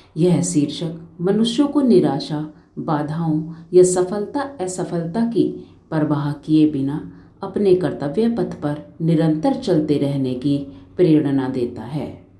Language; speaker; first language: Hindi; native; Hindi